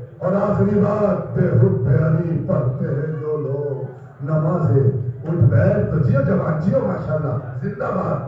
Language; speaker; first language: Urdu; native; Urdu